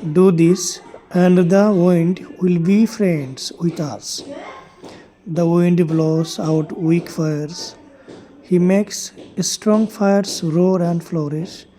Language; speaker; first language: English; non-native, local second language; Assamese